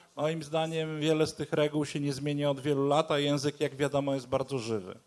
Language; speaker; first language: Polish; native; Polish